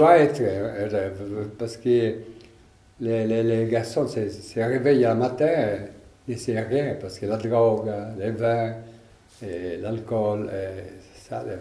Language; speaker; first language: French; non-native, learner; Italian